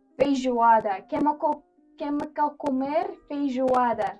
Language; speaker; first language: Portuguese; non-native, learner; Kyrgyz